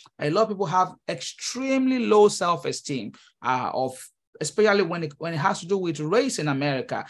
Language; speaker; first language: English; non-native, local second language; Yoruba